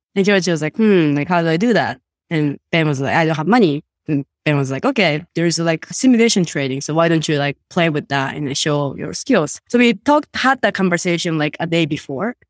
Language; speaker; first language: English; non-native, fluent; Japanese